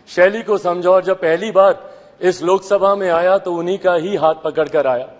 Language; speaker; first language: Hindi; native; Hindi